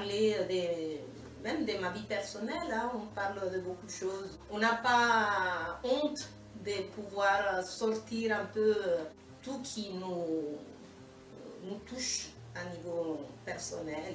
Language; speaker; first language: French; non-native, fluent; Spanish